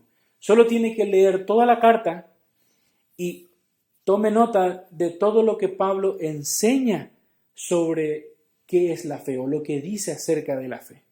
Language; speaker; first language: Spanish; native; Spanish